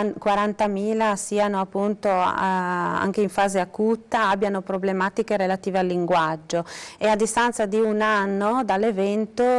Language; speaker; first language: Italian; native; Italian